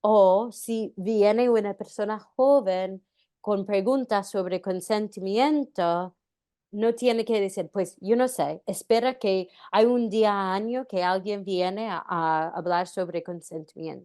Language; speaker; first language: Spanish; non-native, fluent; English